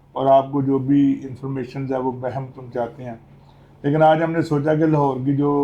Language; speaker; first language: Urdu; non-native, local second language; Punjabi